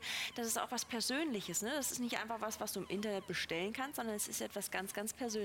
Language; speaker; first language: German; native; German